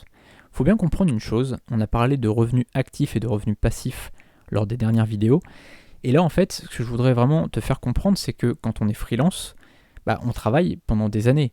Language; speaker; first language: French; native; French